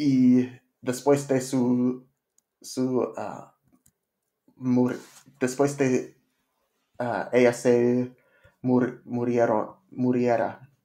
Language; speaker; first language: Spanish; non-native, learner; English